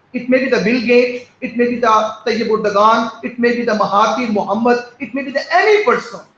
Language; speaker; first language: English; non-native, local second language; Urdu